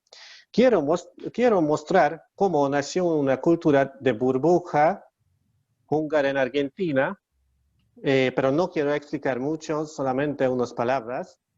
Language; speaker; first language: Spanish; non-native, learner; Hungarian